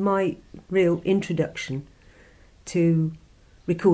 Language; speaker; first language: English; native; English